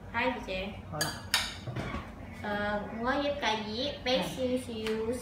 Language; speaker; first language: Cantonese; non-native, learner; Indonesian